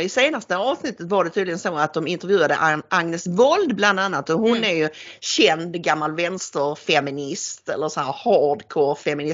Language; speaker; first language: Swedish; native; Swedish